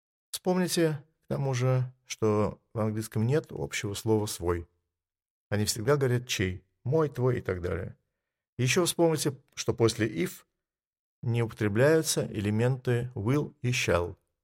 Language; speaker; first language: Russian; native; Russian